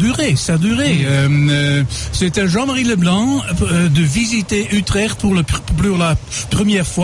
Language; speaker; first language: French; non-native, fluent; Dutch